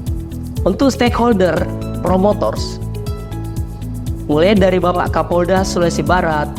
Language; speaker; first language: Indonesian; native; Indonesian